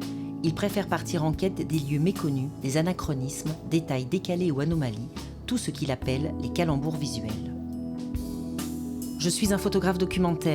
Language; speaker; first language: French; native; French